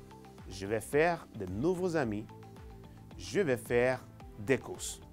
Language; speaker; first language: French; non-native, fluent; Spanish